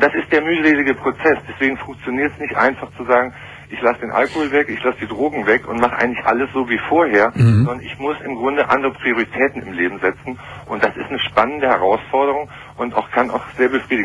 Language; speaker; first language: German; native; German